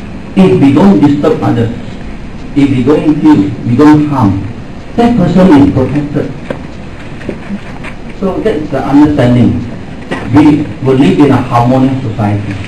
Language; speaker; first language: English; non-native, local second language; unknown